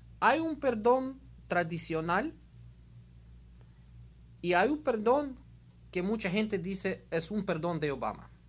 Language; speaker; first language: Spanish; non-native, fluent; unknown